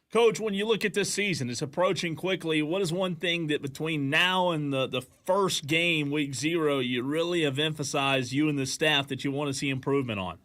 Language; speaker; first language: English; native; English